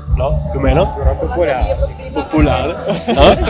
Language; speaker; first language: Italian; native; Italian